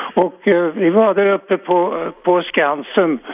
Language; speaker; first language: Swedish; native; Swedish